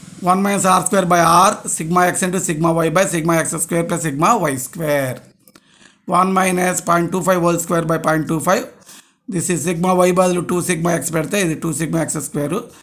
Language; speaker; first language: English; non-native, local second language; Telugu